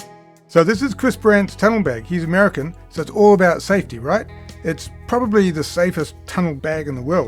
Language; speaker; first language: English; native; English